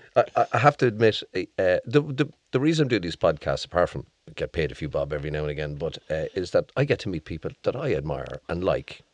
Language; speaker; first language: English; native; English